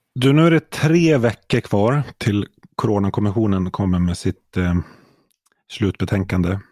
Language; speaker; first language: Swedish; native; Swedish